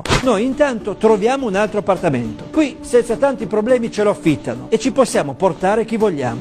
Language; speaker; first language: Italian; native; Italian